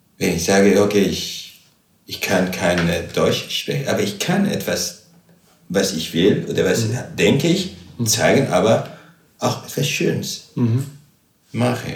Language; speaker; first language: German; non-native, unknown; Kurdish